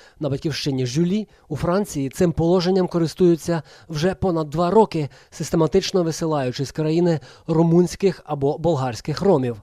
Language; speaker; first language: Ukrainian; native; Ukrainian